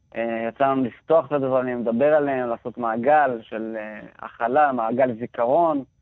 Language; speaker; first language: Hebrew; native; Hebrew